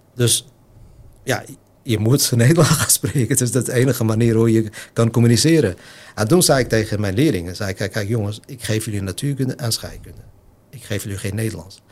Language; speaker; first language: Dutch; non-native, fluent; Arabic